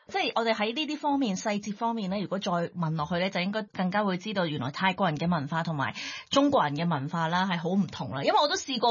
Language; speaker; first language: Cantonese; native; Cantonese